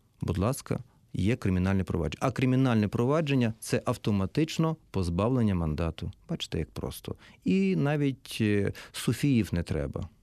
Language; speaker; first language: Ukrainian; native; Ukrainian